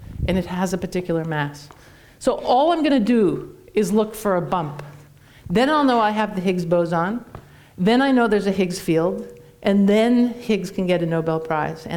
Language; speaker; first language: English; native; English